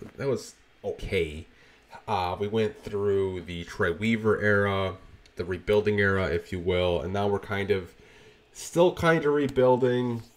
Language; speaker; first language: English; native; English